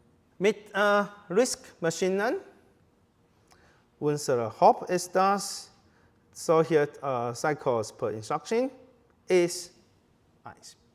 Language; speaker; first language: German; non-native, fluent; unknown